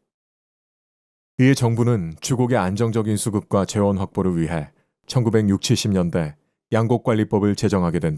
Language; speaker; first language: Korean; native; Korean